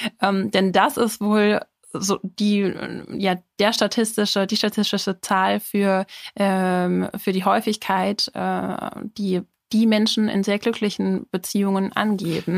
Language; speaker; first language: German; native; German